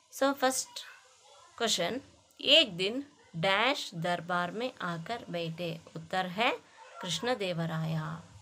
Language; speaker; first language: Hindi; non-native, local second language; Kannada